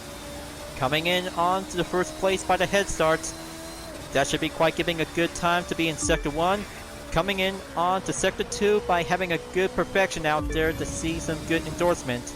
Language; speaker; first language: English; non-native, fluent; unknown